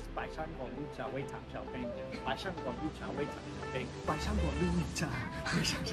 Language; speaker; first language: Chinese; non-native, learner; English